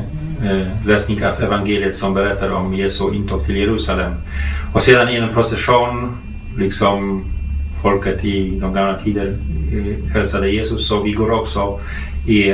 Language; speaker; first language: Swedish; non-native, fluent; Polish